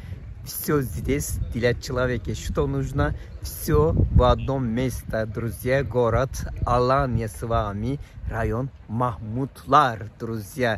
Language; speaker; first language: Russian; non-native, fluent; Turkish